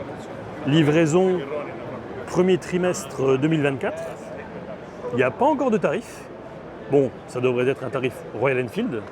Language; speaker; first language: French; native; French